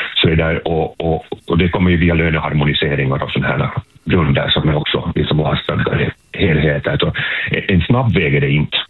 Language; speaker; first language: Swedish; native; Swedish